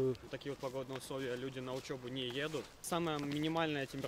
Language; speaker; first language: Russian; native; Russian